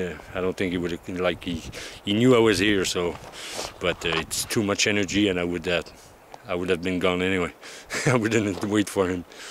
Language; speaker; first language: English; non-native, fluent; French